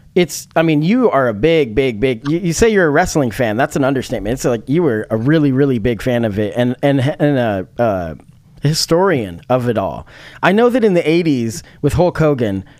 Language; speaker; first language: English; native; English